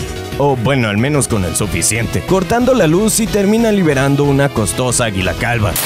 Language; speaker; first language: Spanish; native; Spanish